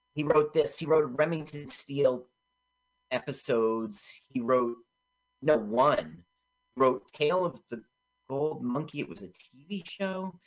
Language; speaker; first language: English; native; English